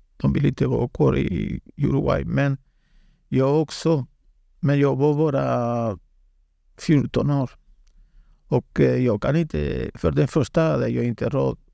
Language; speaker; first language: Swedish; non-native, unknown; Spanish